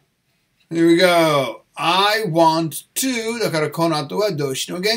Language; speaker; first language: Japanese; non-native, learner; English